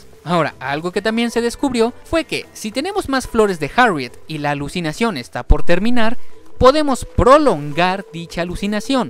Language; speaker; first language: Spanish; native; Spanish